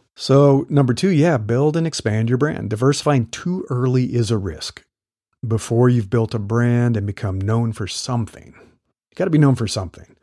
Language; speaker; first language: English; native; English